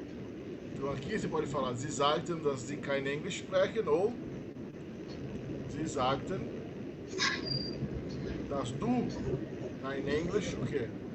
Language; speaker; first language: German; non-native, fluent; Portuguese